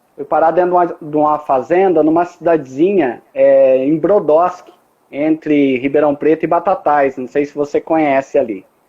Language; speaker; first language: Portuguese; native; Portuguese